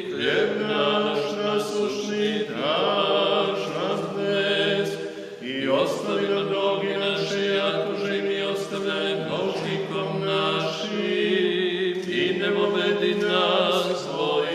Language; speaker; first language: Bosnian; native; Bosnian